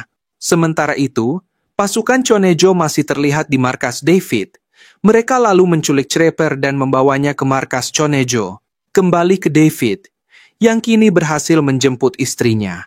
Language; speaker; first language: Indonesian; native; Indonesian